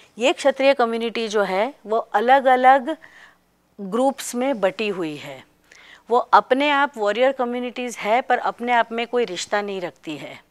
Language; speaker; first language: Hindi; non-native, local second language; Marathi